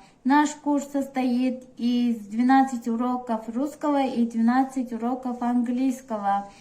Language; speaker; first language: Russian; non-native, local second language; Kyrgyz